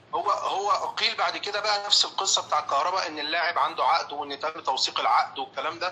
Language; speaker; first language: Arabic; native; Arabic